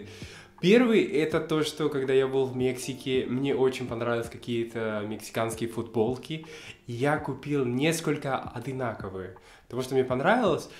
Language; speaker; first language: Russian; non-native, fluent; Spanish